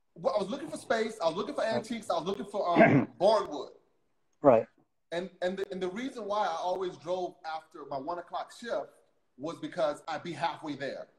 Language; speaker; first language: English; native; English